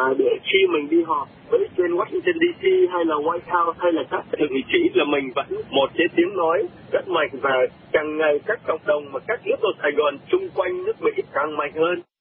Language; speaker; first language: Vietnamese; early bilingual, other home language; English